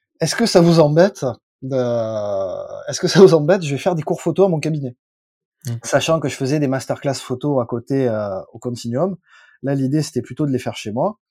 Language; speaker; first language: French; native; French